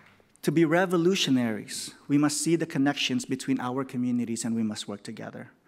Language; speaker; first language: English; non-native, local second language; Filipino